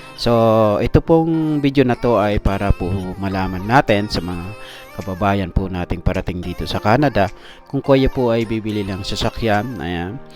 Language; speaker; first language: Filipino; non-native, local second language; Bikol